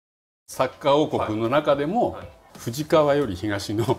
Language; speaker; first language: Japanese; native; Japanese